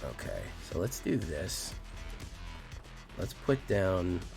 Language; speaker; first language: English; native; English